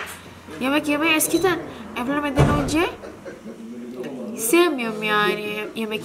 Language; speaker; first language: Turkish; non-native, learner; Indonesian